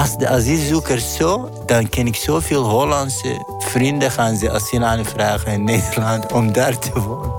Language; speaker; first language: Dutch; non-native, fluent; Arabic